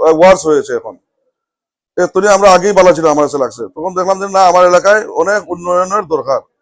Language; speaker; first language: Bangla; early bilingual, heritage; Bangla